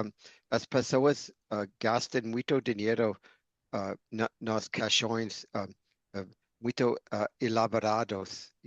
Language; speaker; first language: Portuguese; non-native, fluent; English